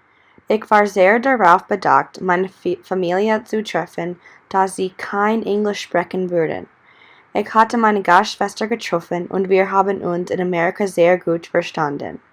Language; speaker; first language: German; non-native, learner; English